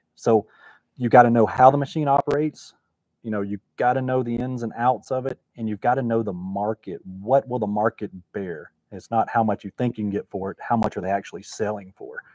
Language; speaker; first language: English; native; English